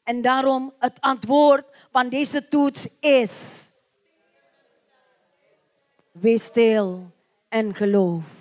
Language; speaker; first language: Dutch; non-native, learner; Indonesian